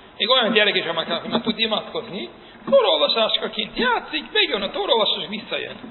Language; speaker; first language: Hungarian; early bilingual, heritage; Hungarian